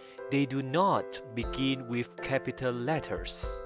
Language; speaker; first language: English; non-native, local second language; Chinese